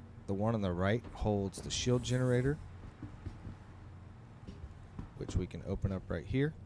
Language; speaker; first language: English; native; English